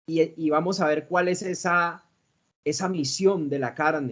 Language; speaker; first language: Spanish; native; Spanish